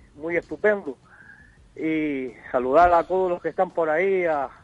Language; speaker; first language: Spanish; native; Spanish